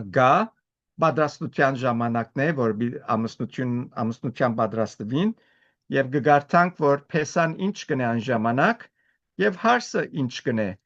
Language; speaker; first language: Armenian; early bilingual, heritage; Armenian